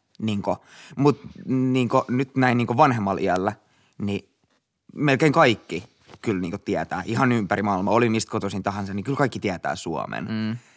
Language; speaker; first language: Finnish; native; Finnish